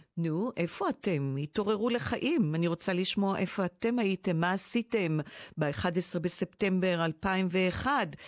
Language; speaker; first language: Hebrew; native; Hebrew